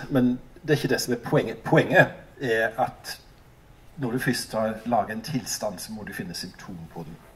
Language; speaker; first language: Norwegian; non-native, fluent; English